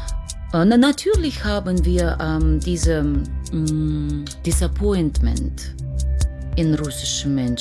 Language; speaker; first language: German; non-native, learner; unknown